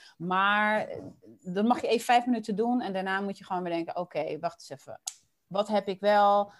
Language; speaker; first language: Dutch; early bilingual, other home language; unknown